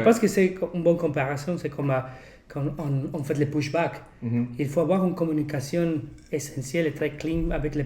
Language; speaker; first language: French; non-native, fluent; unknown